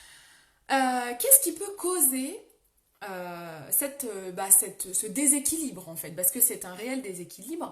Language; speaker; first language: French; native; French